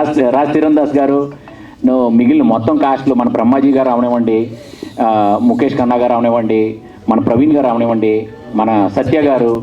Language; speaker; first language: Telugu; native; Telugu